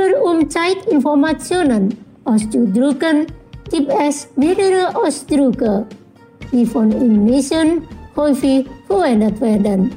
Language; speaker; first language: German; non-native, fluent; Indonesian